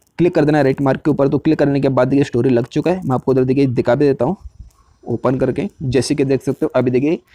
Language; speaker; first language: Hindi; native; Hindi